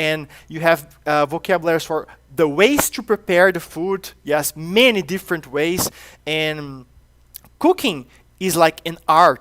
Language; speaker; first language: English; non-native, fluent; Portuguese